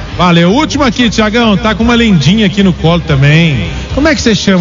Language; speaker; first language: Portuguese; native; Portuguese